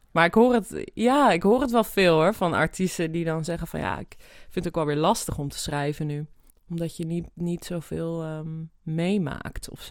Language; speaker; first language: Dutch; native; Dutch